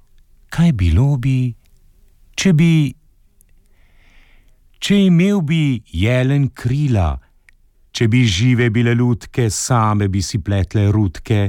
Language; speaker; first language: Slovenian; native; Slovenian